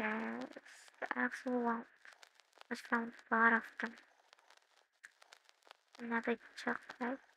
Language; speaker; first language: English; non-native, learner; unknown